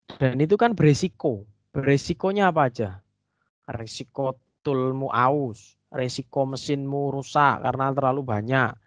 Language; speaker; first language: Indonesian; native; Indonesian